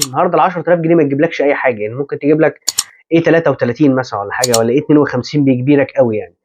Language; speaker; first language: Arabic; native; Arabic